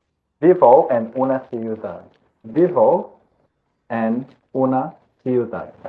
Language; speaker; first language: Spanish; non-native, fluent; English